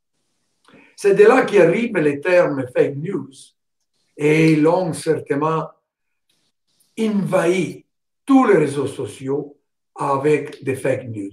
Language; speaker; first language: French; non-native, fluent; Italian